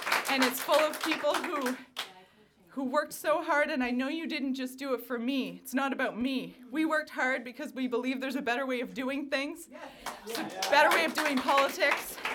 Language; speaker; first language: English; native; English